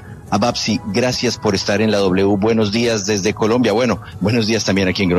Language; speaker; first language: Spanish; native; Spanish